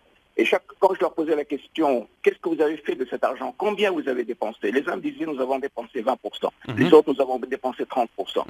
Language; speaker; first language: French; non-native, local second language; Arabic